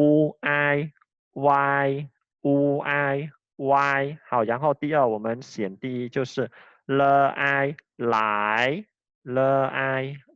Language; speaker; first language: Chinese; non-native, fluent; Khmer